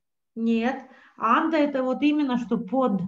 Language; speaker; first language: Russian; native; Russian